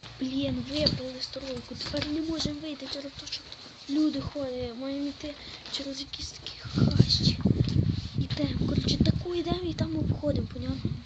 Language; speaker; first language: Ukrainian; native; Ukrainian